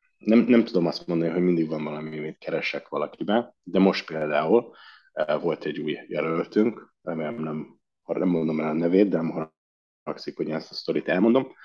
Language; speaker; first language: Hungarian; early bilingual, heritage; Hungarian